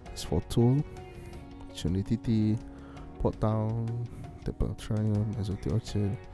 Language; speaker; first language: English; non-native, local second language; Malay